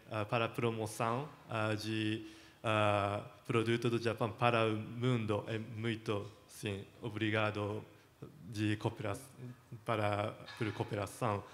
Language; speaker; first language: Portuguese; non-native, learner; Japanese